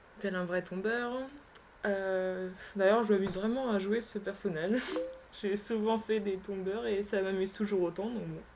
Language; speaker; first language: French; early bilingual, other home language; Polish